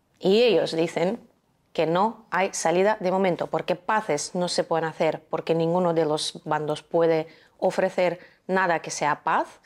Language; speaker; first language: Spanish; non-native, fluent; Ukrainian